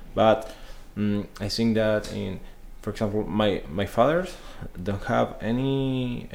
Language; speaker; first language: English; non-native, learner; Spanish